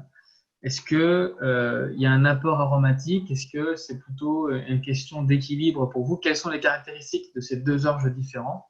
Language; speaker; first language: French; native; French